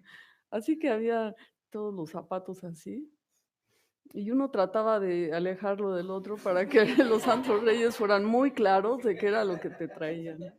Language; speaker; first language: Spanish; native; Spanish